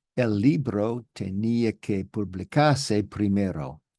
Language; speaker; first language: Spanish; non-native, learner; English